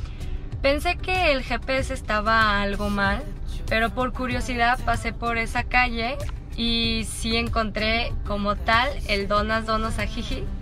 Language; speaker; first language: Spanish; non-native, fluent; Korean